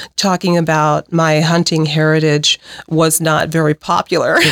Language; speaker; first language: English; native; English